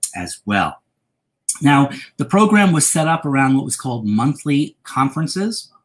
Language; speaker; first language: English; native; English